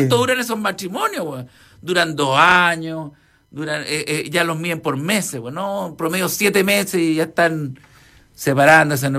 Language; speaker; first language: Spanish; native; Spanish